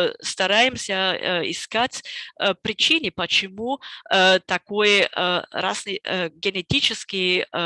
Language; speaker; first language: Russian; non-native, fluent; German